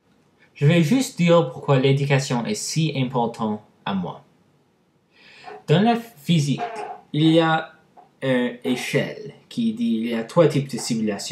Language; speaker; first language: French; non-native, learner; English